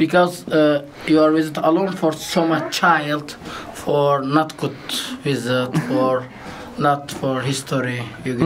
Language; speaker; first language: English; non-native, learner; Arabic